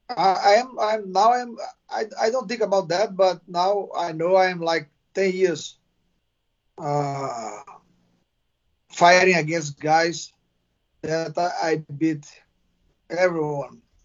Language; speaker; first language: English; non-native, fluent; Portuguese